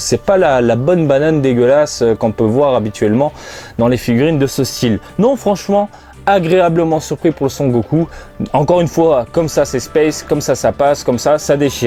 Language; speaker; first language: French; native; French